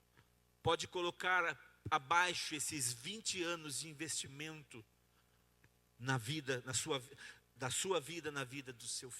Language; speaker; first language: Portuguese; native; Portuguese